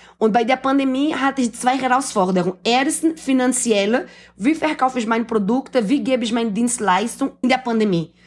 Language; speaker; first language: German; non-native, fluent; Portuguese